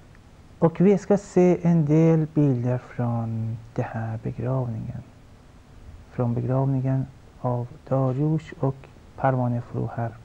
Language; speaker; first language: Swedish; non-native, fluent; Persian